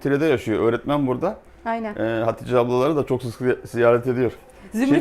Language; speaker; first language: Turkish; native; Turkish